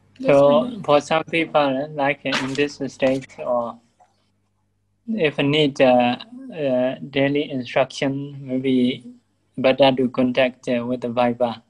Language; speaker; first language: English; non-native, learner; Burmese